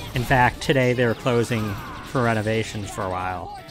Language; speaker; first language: English; native; English